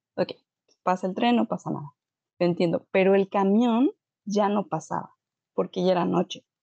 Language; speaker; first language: Spanish; native; Spanish